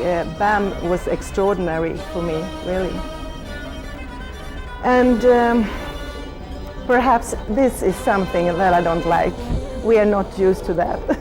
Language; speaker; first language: English; non-native, fluent; Swedish